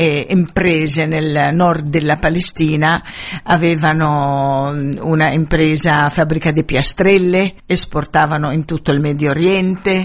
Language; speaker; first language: Italian; non-native, fluent; Arabic